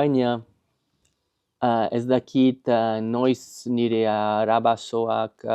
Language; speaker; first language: Basque; non-native, learner; English